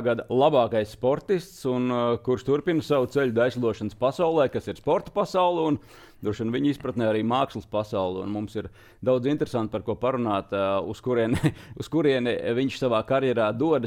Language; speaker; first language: Latvian; native; Latvian